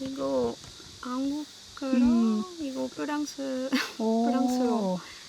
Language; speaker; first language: Korean; non-native, learner; French